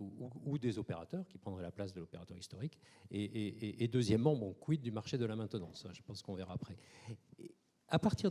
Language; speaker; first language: French; native; French